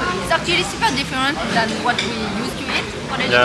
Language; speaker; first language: English; non-native, fluent; French